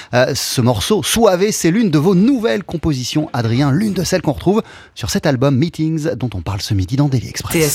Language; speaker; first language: French; native; French